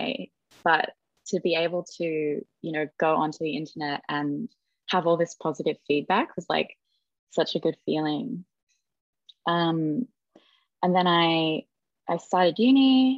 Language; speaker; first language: English; native; English